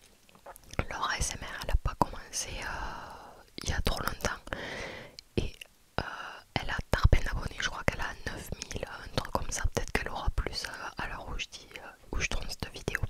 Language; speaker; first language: French; native; French